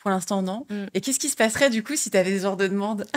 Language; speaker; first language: French; native; French